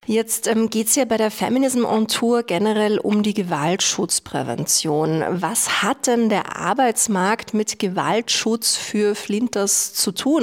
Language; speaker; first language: German; native; German